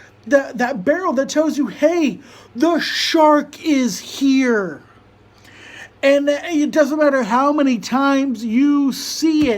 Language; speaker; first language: English; native; English